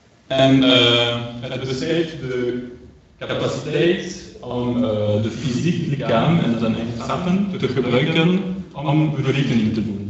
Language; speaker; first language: Dutch; non-native, local second language; French